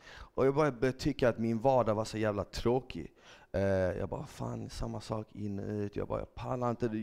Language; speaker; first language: Swedish; early bilingual, other home language; Bosnian